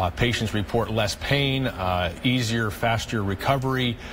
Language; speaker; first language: English; native; English